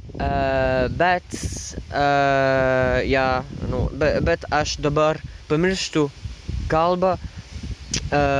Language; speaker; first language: Lithuanian; non-native, learner; French